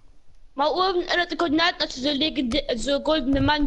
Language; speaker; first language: German; non-native, local second language; Luxembourgish